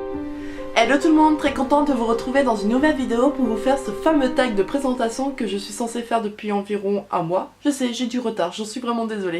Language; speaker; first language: French; native; French